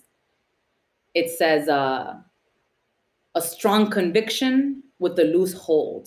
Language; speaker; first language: English; early bilingual, other home language; Spanish